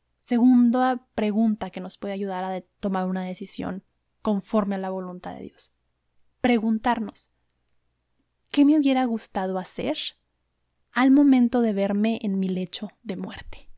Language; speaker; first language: Spanish; native; Spanish